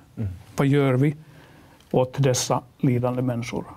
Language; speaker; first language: Swedish; non-native, local second language; Finnish